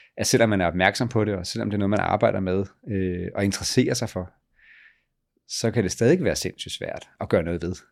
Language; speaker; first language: Danish; native; Danish